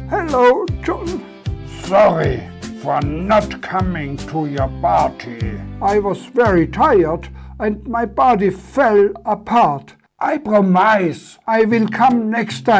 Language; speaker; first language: English; non-native, learner; German